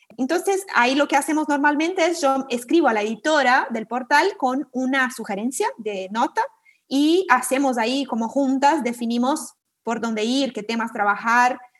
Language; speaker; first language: Spanish; non-native, fluent; Portuguese